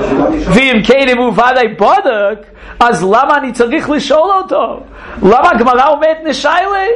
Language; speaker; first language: Hebrew; non-native, fluent; English